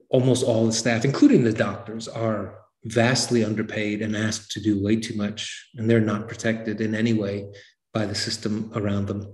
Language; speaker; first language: English; native; English